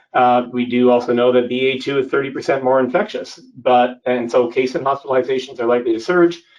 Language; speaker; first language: English; native; English